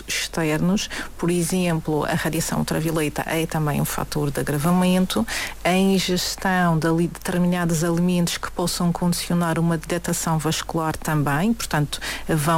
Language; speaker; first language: Portuguese; native; Portuguese